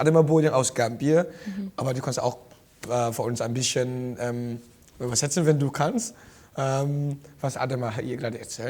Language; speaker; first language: German; non-native, fluent; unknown